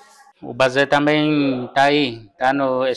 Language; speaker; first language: Portuguese; non-native, learner; Vietnamese